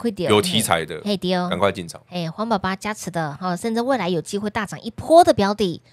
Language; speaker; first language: Chinese; native; Chinese